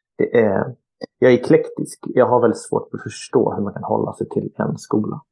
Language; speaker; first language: Swedish; native; Swedish